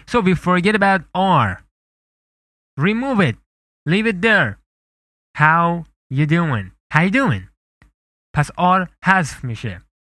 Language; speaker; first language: English; non-native, fluent; Persian